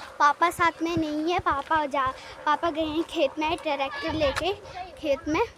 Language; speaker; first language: Hindi; native; Hindi